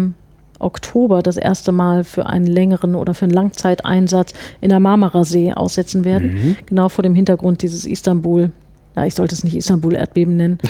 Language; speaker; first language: German; native; German